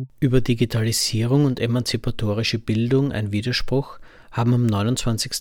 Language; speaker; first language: German; native; German